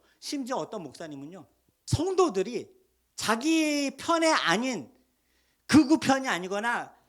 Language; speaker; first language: Korean; native; Korean